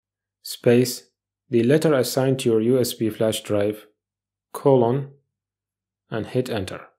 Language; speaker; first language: English; non-native, fluent; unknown